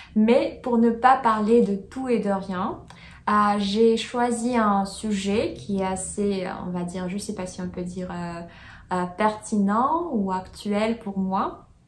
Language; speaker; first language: French; non-native, fluent; Russian